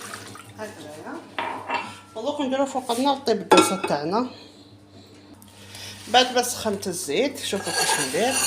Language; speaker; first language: Arabic; native; Arabic